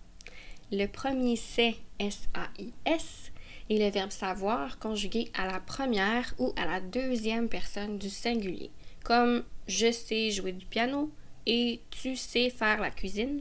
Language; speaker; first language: French; native; French